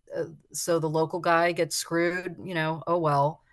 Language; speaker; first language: English; native; English